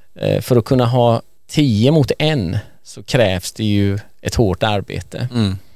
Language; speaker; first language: Swedish; early bilingual, other home language; Persian